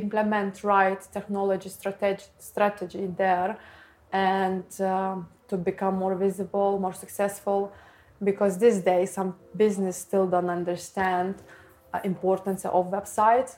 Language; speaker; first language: English; non-native, learner; Lithuanian